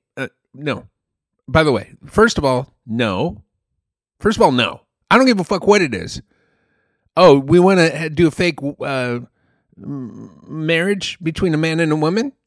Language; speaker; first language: English; native; English